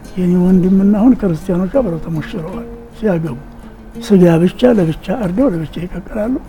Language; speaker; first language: Amharic; native; Amharic